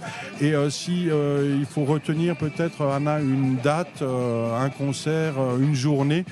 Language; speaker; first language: French; native; French